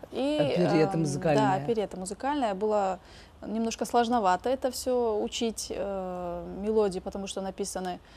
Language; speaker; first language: Russian; non-native, local second language; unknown